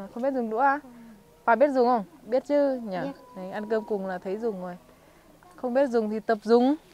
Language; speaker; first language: Vietnamese; non-native, local second language; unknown